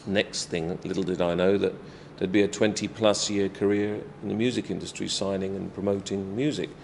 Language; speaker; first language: English; native; English